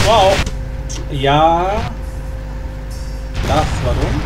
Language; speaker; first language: German; native; German